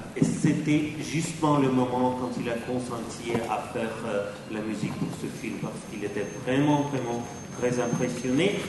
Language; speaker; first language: French; non-native, fluent; Russian